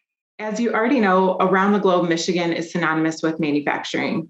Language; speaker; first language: English; native; English